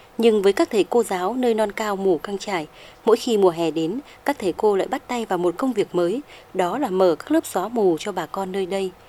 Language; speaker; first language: Vietnamese; native; Vietnamese